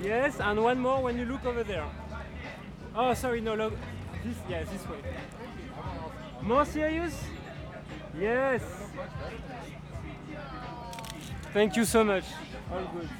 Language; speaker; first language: English; non-native, fluent; French